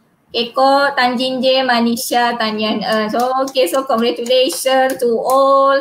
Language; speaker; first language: English; non-native, local second language; Malay